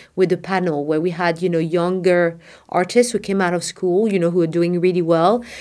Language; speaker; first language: English; non-native, fluent; Arabic